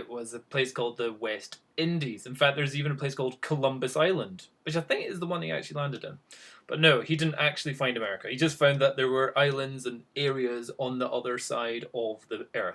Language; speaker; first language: English; native; English